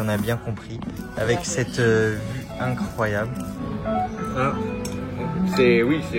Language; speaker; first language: French; native; French